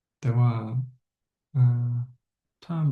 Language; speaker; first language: Thai; non-native, learner; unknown